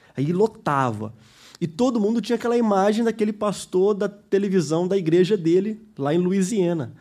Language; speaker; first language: Portuguese; early bilingual, heritage; Portuguese